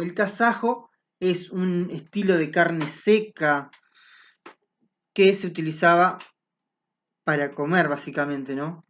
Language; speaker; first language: Spanish; native; Spanish